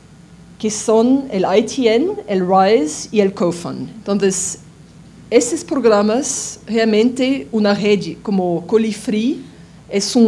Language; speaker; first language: Spanish; non-native, fluent; French